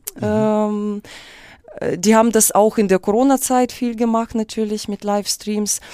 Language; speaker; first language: German; non-native, fluent; Russian